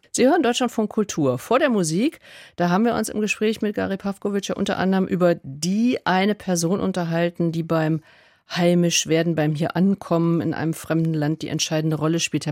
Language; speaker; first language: German; native; German